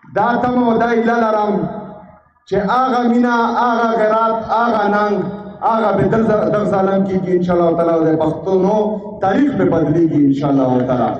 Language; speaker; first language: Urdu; non-native, local second language; Pashto